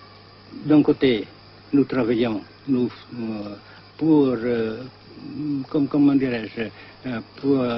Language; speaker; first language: French; non-native, fluent; Vietnamese